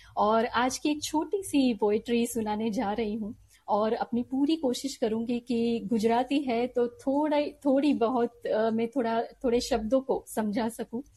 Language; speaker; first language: Hindi; non-native, local second language; Gujarati